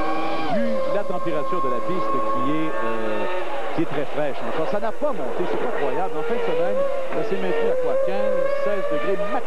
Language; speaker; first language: French; native; French